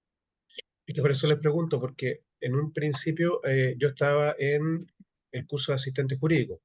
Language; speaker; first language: Spanish; native; Spanish